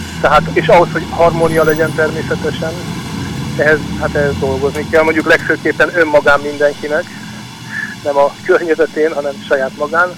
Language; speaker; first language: Hungarian; native; Hungarian